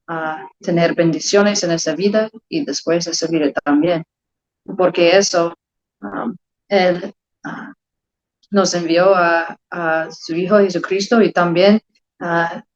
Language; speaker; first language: Spanish; non-native, learner; English